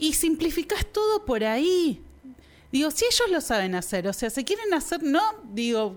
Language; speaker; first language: Spanish; native; Spanish